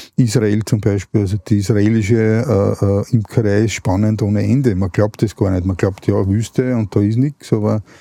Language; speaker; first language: German; native; German